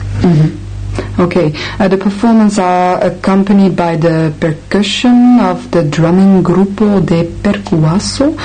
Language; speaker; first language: English; non-native, fluent; Dutch